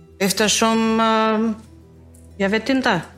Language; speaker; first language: Swedish; non-native, learner; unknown